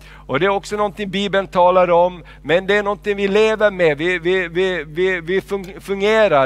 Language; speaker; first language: Swedish; non-native, fluent; Spanish